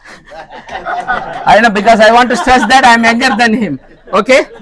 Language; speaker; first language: English; non-native, local second language; Tamil